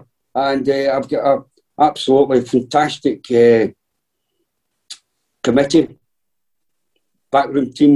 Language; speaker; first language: English; native; English